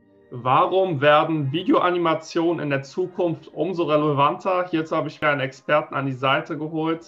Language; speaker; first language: German; native; German